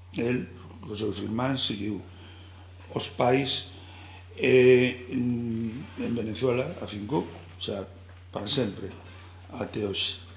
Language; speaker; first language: Galician; native; Galician